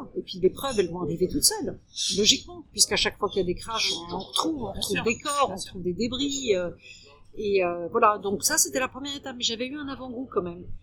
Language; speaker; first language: French; early bilingual, heritage; French